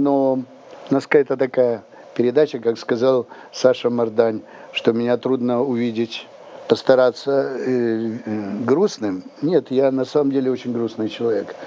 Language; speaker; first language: Russian; native; Russian